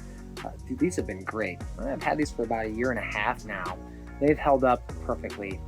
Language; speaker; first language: English; native; English